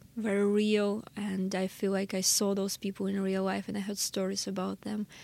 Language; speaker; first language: English; non-native, fluent; Russian